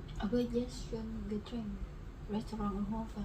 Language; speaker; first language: German; non-native, learner; Vietnamese